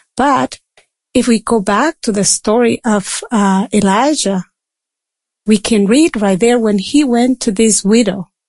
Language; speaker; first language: English; non-native, fluent; Spanish